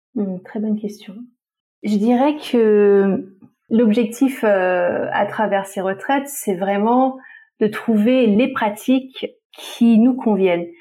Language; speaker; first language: French; native; French